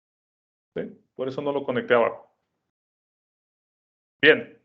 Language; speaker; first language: Spanish; native; Spanish